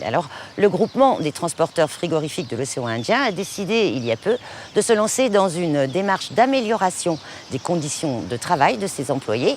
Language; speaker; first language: French; native; French